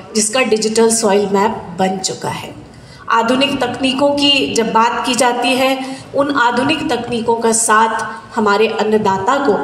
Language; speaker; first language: Hindi; non-native, local second language; Marathi